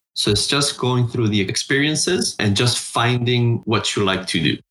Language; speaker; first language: English; non-native, fluent; Spanish